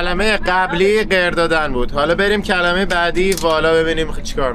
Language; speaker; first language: Persian; native; Persian